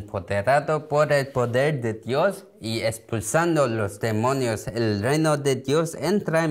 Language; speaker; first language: Spanish; non-native, learner; Korean